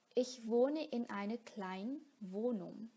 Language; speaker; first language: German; non-native, fluent; Vietnamese